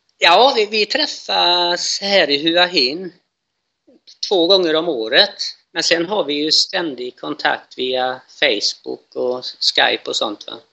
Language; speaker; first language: Swedish; native; Swedish